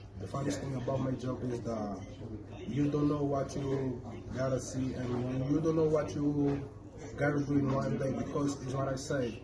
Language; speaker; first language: English; non-native, learner; Portuguese